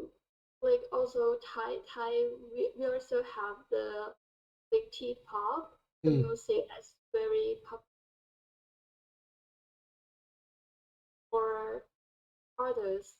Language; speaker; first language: English; non-native, fluent; Thai